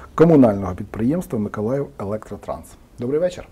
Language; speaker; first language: Ukrainian; non-native, local second language; Russian